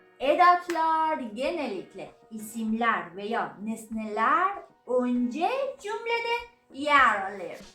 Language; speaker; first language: Turkish; non-native, learner; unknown